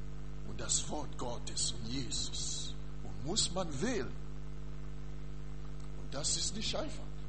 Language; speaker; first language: German; non-native, learner; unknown